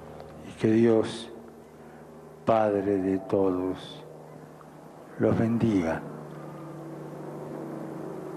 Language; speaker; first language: Spanish; native; Spanish